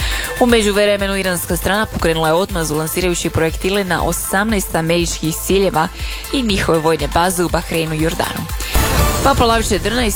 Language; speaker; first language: Croatian; native; Croatian